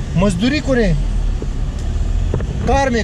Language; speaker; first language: Persian; non-native, learner; Urdu